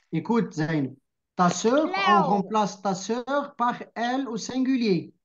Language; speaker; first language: French; non-native, local second language; Arabic